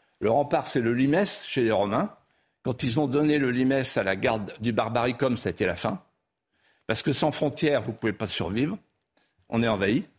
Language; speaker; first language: French; non-native, local second language; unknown